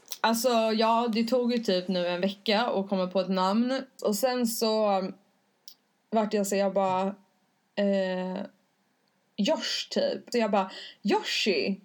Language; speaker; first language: Swedish; native; Swedish